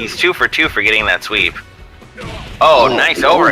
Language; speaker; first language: English; native; English